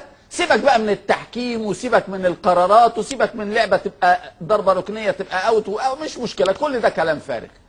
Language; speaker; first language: Arabic; native; Arabic